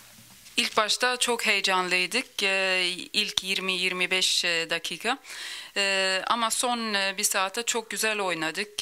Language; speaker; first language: Turkish; early bilingual, other home language; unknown